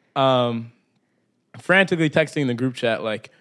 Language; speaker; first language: English; native; English